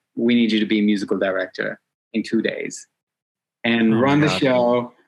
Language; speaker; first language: English; early bilingual, other home language; Hebrew